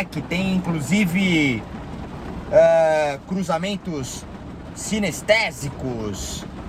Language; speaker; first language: Portuguese; native; Portuguese